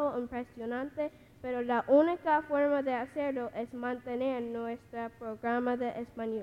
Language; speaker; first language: Spanish; non-native, learner; English